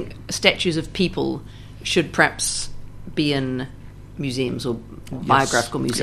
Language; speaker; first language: English; native; English